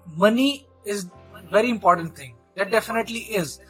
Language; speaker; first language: English; non-native, local second language; Hindi